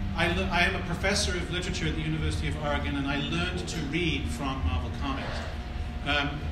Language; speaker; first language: English; native; English